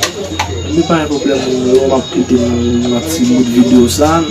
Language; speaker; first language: French; non-native, learner; Haitian Creole